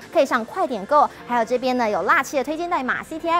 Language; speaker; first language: Chinese; native; Chinese